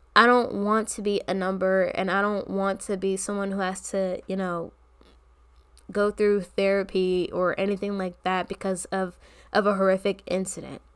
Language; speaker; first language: English; native; English